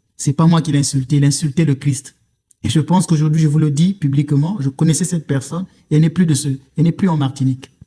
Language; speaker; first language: French; non-native, local second language; Lingala